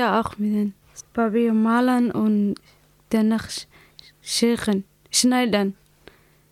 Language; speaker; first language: German; non-native, learner; Somali